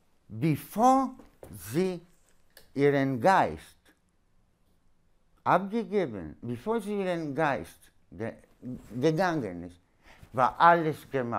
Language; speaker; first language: German; non-native, learner; Polish